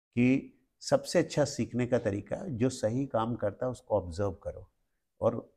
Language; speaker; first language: Hindi; non-native, local second language; Marathi